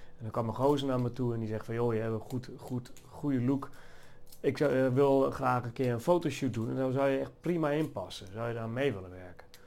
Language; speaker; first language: Dutch; native; Dutch